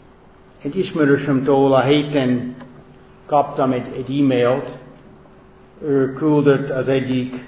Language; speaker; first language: Hungarian; non-native, fluent; English